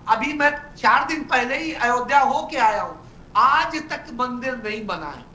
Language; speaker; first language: Hindi; native; Hindi